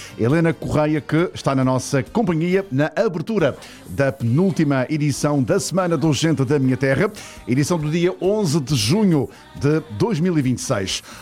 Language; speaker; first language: Portuguese; native; Portuguese